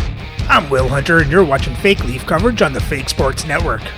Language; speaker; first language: English; native; English